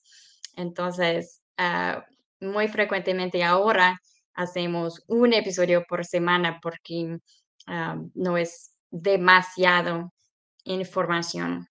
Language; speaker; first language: Spanish; non-native, fluent; English